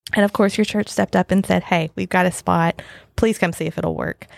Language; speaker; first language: English; native; English